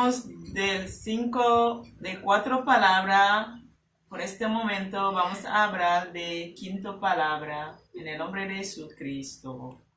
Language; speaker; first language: Spanish; non-native, learner; Haitian Creole